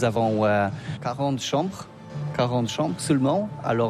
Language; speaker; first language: French; non-native, learner; Polish